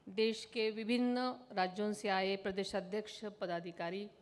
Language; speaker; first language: Hindi; non-native, local second language; Marathi